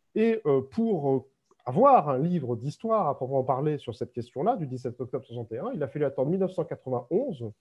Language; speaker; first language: French; native; French